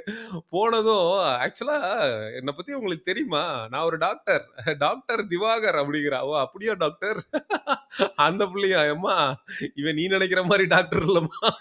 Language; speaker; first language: Tamil; native; Tamil